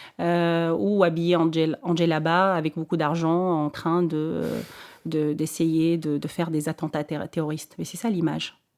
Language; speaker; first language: French; non-native, local second language; Arabic